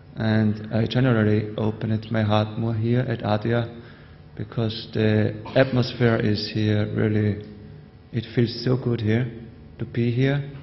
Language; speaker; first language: English; non-native, learner; German